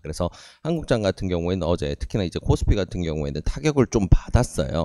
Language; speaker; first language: Korean; native; Korean